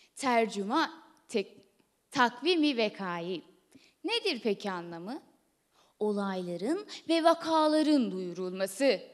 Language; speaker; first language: Turkish; native; Turkish